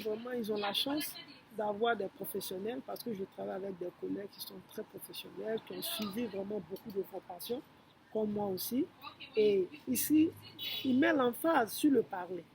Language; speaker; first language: French; non-native, fluent; Yoruba